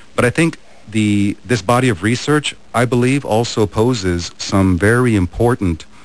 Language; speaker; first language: English; early bilingual, other home language; Spanish